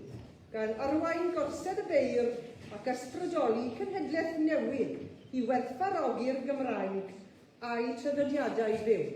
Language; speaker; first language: Welsh; native; Welsh